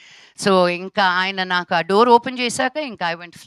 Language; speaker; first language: Telugu; non-native, fluent; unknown